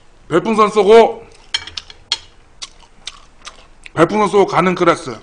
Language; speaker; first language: Korean; native; Korean